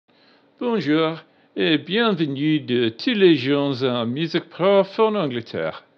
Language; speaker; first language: French; non-native, learner; English